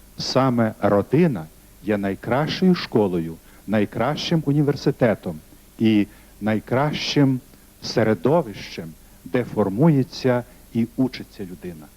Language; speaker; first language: Ukrainian; native; Ukrainian